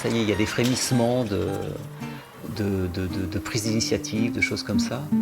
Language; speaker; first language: French; native; French